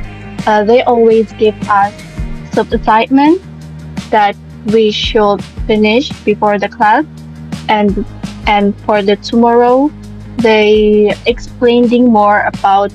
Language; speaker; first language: English; non-native, learner; Indonesian